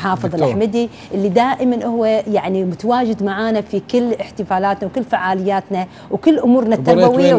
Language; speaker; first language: Arabic; native; Arabic